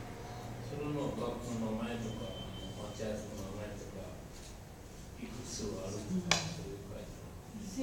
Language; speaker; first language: Japanese; non-native, learner; Bangla